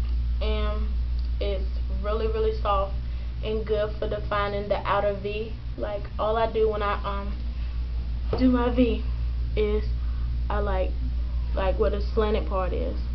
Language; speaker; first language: English; native; English